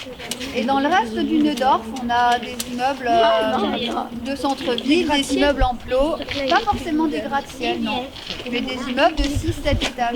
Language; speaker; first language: French; native; French